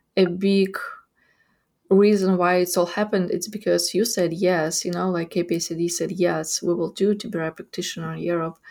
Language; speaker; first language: English; non-native, fluent; Ukrainian